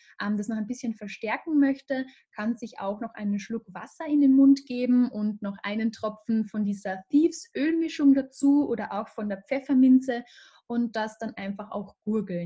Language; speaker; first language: German; native; German